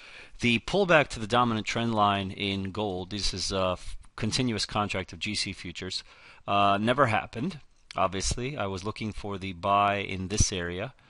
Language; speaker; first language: English; native; English